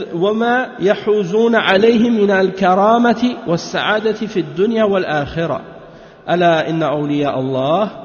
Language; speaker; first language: Arabic; non-native, fluent; French